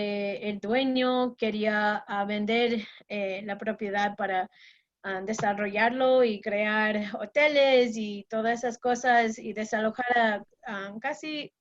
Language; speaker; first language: Spanish; non-native, fluent; English